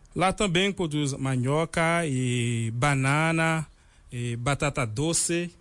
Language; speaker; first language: Portuguese; non-native, learner; Haitian Creole